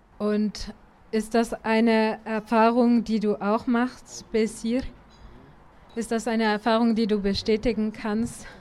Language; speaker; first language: German; native; German